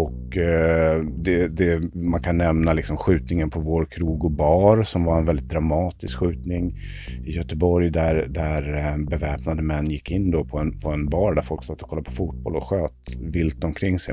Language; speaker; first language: Swedish; native; Swedish